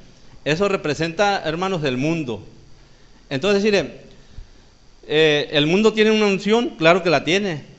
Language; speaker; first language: Spanish; native; Spanish